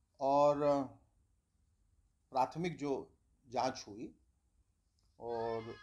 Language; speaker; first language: Hindi; native; Hindi